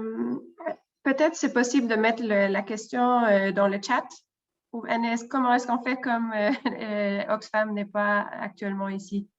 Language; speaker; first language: French; non-native, fluent; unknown